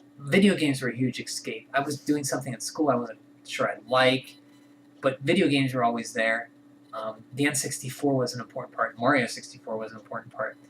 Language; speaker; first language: English; native; English